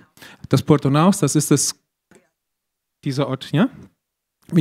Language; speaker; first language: German; non-native, fluent; Spanish